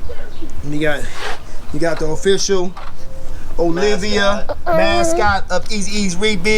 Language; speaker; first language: English; native; English